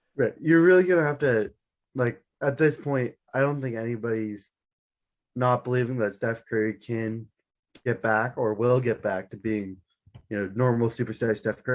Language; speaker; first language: English; native; English